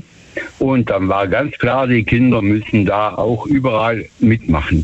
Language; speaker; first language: German; native; German